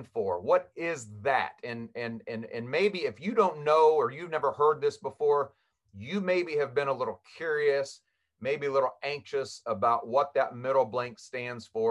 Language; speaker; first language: English; native; English